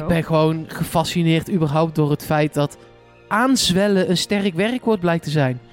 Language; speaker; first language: Dutch; native; Dutch